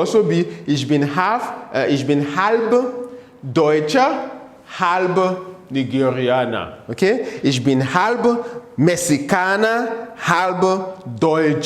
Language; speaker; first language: German; non-native, fluent; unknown